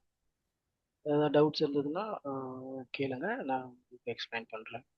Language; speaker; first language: Tamil; native; Tamil